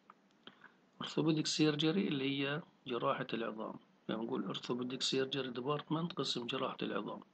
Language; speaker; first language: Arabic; native; Arabic